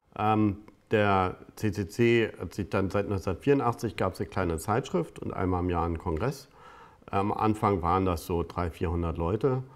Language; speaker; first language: German; native; German